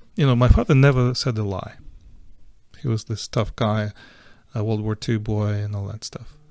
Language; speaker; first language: English; non-native, fluent; Ukrainian